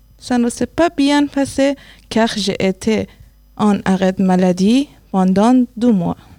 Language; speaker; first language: French; non-native, learner; Persian